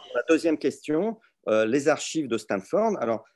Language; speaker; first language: French; early bilingual, other home language; Russian